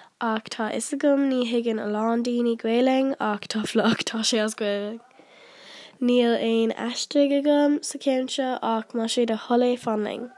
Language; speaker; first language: Irish; non-native, local second language; English